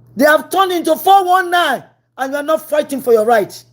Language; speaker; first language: English; non-native, local second language; Yoruba